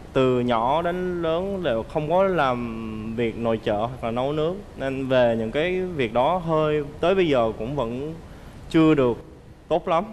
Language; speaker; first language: Vietnamese; early bilingual, other home language; Korean